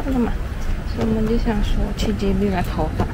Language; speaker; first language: Chinese; native; Chinese